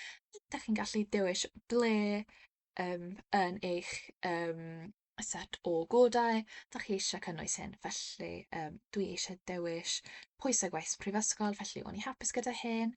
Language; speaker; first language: Welsh; non-native, fluent; English